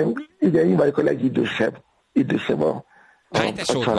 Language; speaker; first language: Hungarian; non-native, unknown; Yoruba